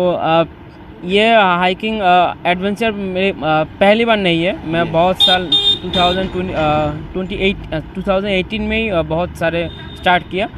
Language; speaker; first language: Hindi; non-native, learner; Bangla